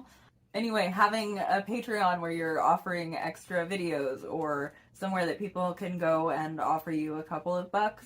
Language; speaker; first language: English; native; English